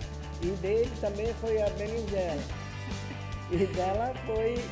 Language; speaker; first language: Portuguese; non-native, fluent; Japanese